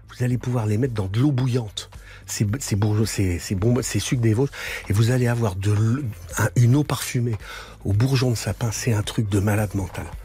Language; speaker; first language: French; native; French